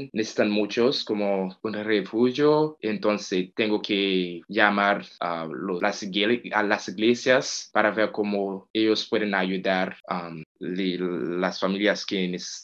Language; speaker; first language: Spanish; non-native, fluent; Haitian Creole